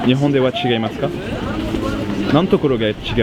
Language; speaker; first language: Japanese; non-native, learner; French